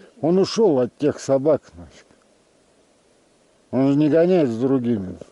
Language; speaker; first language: Russian; native; Russian